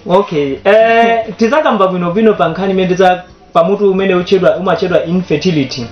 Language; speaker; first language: Nyanja; native; Nyanja